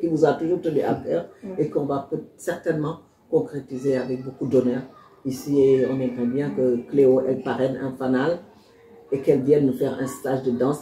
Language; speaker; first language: French; non-native, local second language; Wolof